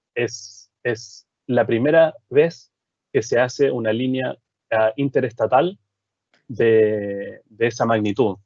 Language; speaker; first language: Spanish; early bilingual, heritage; English